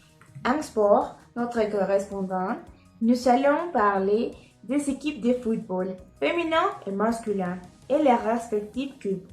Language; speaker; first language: French; non-native, learner; Spanish